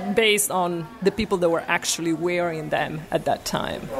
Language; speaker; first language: English; non-native, fluent; Italian